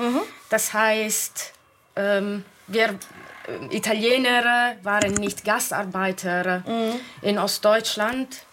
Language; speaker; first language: German; non-native, fluent; Italian